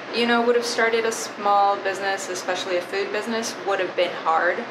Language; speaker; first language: English; native; English